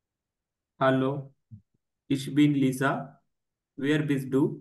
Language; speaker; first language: German; non-native, learner; Marathi